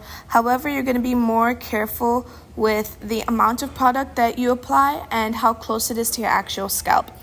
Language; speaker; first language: English; native; English